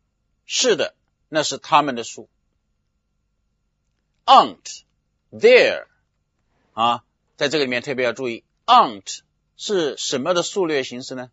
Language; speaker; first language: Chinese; native; Chinese